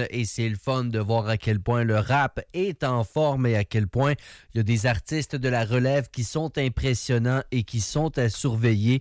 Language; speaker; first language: French; native; French